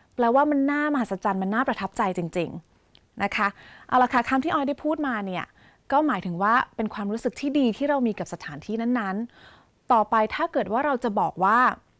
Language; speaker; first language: Thai; native; Thai